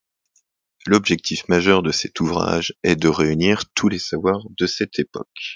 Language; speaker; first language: French; native; French